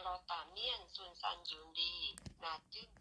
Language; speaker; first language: Korean; non-native, learner; Thai